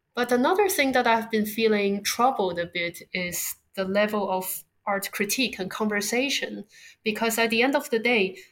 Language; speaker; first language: English; non-native, fluent; Chinese